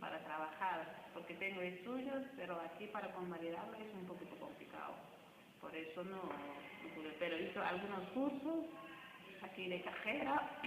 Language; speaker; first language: Spanish; non-native, fluent; Wolof